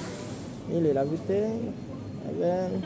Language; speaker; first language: Spanish; non-native, learner; Haitian Creole